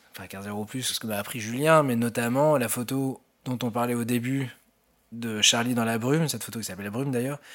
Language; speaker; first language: French; native; French